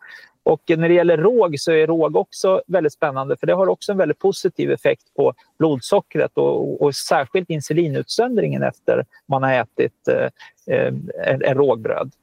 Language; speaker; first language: Swedish; native; Swedish